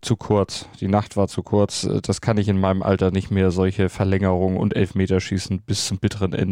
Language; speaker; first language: German; native; German